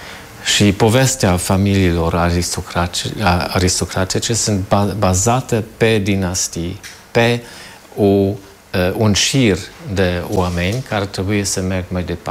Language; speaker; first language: Romanian; non-native, fluent; German